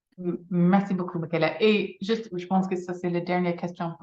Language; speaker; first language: French; non-native, fluent; English